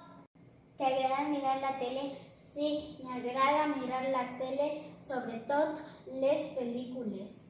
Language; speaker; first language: Catalan; non-native, learner; Spanish